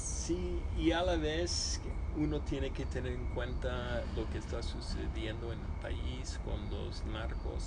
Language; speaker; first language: Spanish; non-native, fluent; English